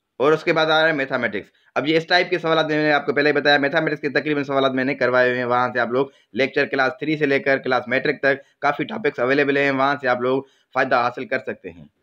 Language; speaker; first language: Urdu; non-native, local second language; Sindhi